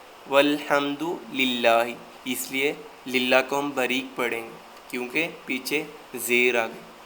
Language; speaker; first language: Urdu; native; Urdu